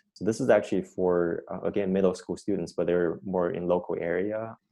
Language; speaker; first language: English; non-native, fluent; Chinese